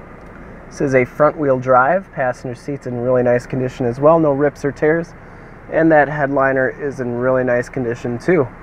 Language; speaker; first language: English; native; English